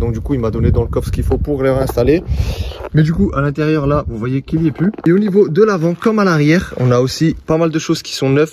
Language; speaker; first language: French; native; French